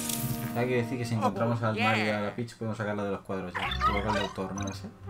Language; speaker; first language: Spanish; native; Spanish